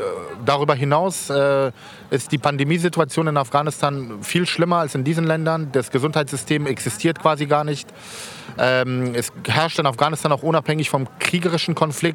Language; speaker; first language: German; early bilingual, other home language; Persian